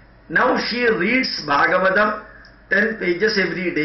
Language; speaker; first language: English; non-native, local second language; Malayalam